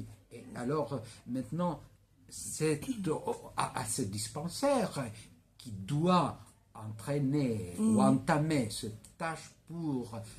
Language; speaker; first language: French; non-native, fluent; Greek